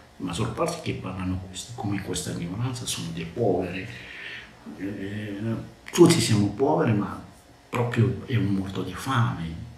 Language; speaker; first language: Italian; non-native, learner; Arabic